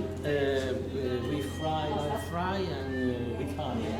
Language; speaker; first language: English; non-native, learner; Italian